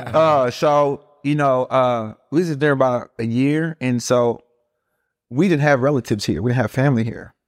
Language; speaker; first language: English; early bilingual, other home language; Spanish